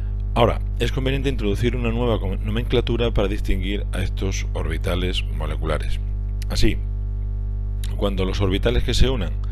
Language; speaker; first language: Spanish; native; Spanish